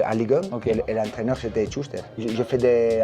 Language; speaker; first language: French; non-native, learner; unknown